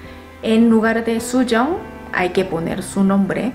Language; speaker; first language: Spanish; non-native, fluent; Korean